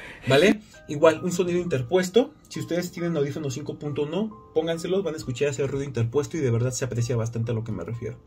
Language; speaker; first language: Spanish; native; Spanish